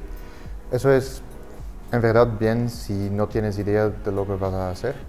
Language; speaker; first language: Spanish; non-native, fluent; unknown